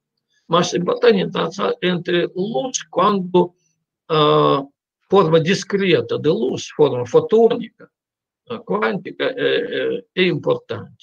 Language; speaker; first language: Portuguese; non-native, fluent; Russian